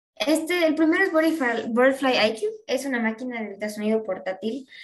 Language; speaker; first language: Spanish; native; Spanish